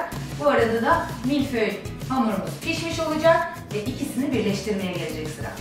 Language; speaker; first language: Turkish; native; Turkish